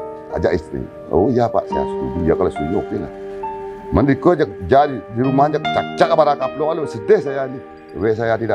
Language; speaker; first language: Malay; non-native, local second language; Balinese